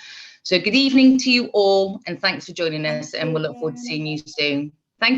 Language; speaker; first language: English; native; English